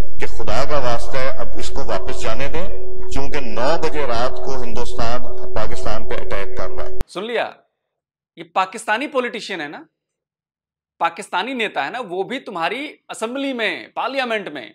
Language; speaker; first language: Hindi; native; Hindi